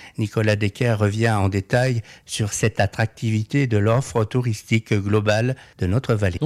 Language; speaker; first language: French; native; French